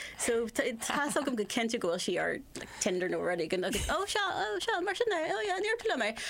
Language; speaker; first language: Irish; non-native, local second language; English